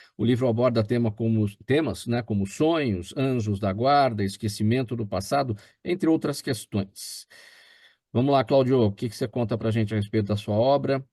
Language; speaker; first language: Portuguese; native; Portuguese